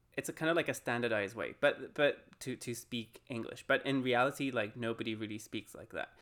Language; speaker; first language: English; early bilingual, other home language; Spanish